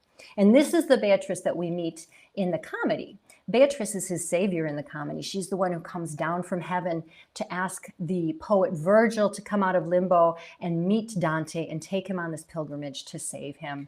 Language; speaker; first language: English; native; English